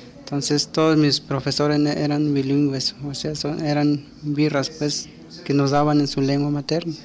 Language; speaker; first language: Spanish; non-native, local second language; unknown